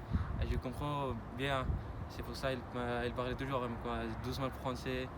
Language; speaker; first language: French; non-native, learner; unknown